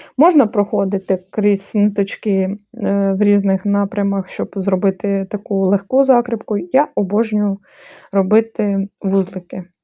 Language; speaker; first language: Ukrainian; non-native, fluent; Bulgarian